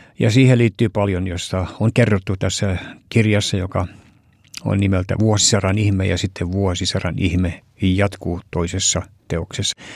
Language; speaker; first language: Finnish; early bilingual, heritage; Finnish